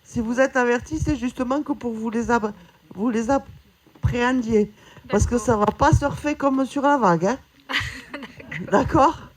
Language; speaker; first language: French; native; French